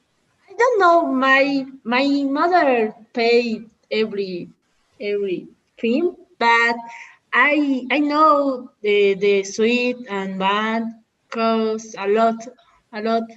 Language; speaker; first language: English; non-native, learner; Spanish